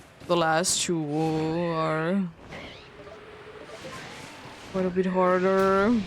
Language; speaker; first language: English; non-native, fluent; Finnish